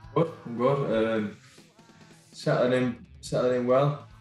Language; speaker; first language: English; native; English